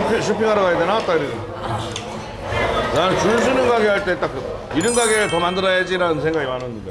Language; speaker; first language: Korean; native; Korean